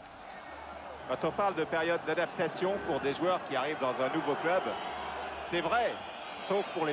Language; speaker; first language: French; native; French